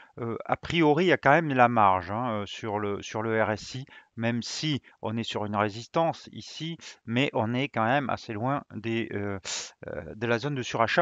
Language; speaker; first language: French; native; French